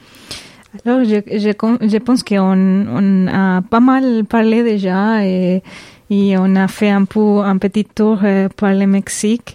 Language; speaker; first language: French; non-native, fluent; Spanish